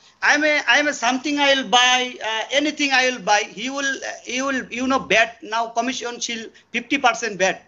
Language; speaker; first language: English; non-native, learner; Bangla